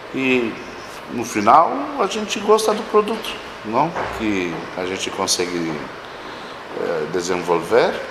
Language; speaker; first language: Portuguese; non-native, fluent; Romanian